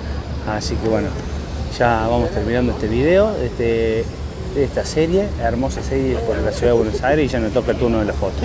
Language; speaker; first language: Spanish; native; Spanish